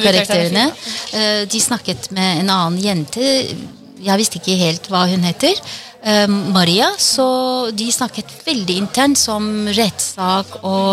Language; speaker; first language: Norwegian; non-native, fluent; Turkish